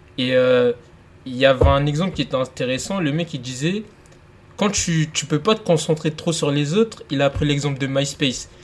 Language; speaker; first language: French; early bilingual, other home language; Lingala